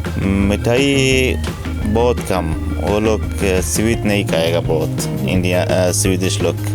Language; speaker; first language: Hindi; non-native, learner; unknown